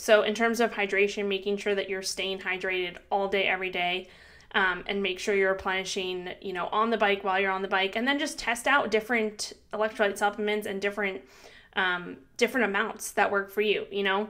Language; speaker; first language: English; native; English